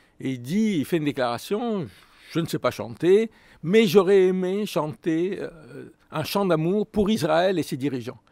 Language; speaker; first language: French; native; French